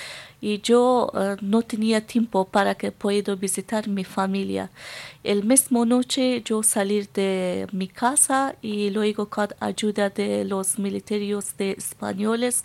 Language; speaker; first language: Spanish; non-native, learner; Persian